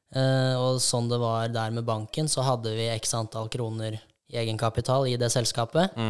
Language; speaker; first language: Norwegian; native; Norwegian